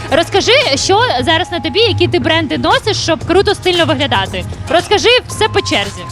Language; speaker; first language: Ukrainian; native; Ukrainian